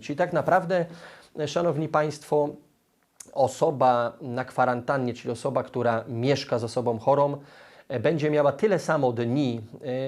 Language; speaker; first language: Polish; native; Polish